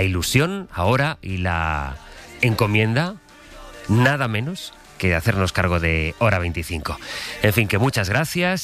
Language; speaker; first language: Spanish; native; Spanish